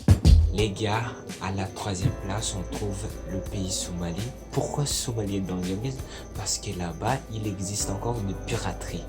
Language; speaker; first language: French; non-native, local second language; Malagasy